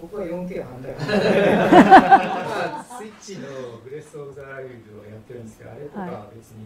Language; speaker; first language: Japanese; native; Japanese